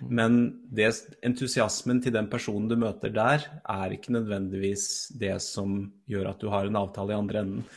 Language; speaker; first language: Norwegian; native; Norwegian